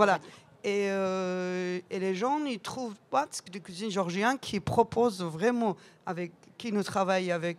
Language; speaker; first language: French; non-native, learner; Georgian